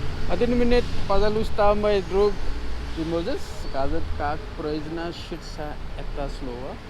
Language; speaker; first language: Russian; non-native, learner; Urdu